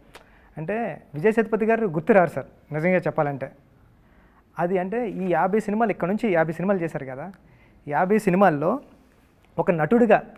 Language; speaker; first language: Telugu; native; Telugu